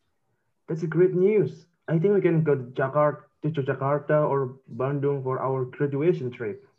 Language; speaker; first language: English; non-native, learner; Indonesian